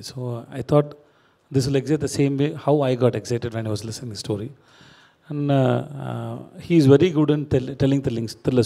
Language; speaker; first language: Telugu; non-native, learner; Tamil